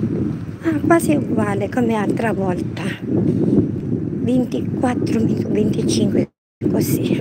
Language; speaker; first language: Italian; non-native, local second language; Filipino